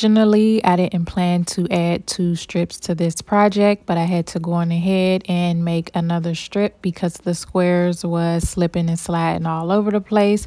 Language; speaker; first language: English; native; English